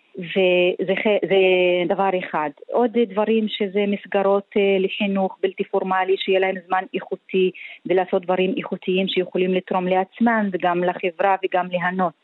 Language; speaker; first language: Hebrew; non-native, local second language; Arabic